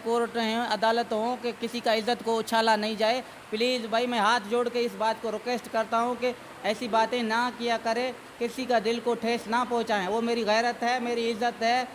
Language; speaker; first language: Urdu; non-native, local second language; Saraiki